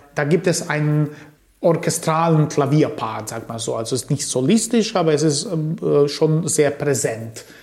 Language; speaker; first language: German; early bilingual, other home language; Croatian